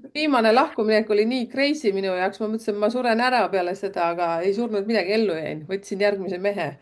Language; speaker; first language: Estonian; native; Estonian